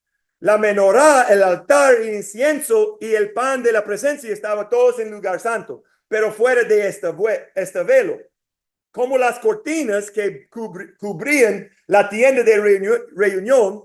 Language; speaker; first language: Spanish; non-native, fluent; English